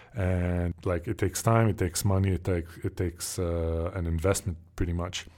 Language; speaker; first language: English; native; English